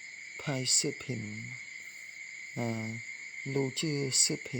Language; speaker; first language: Chinese; non-native, learner; Khmer